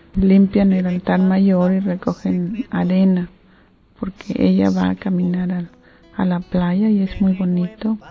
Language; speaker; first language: Spanish; native; Spanish